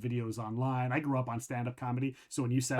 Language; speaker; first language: English; native; English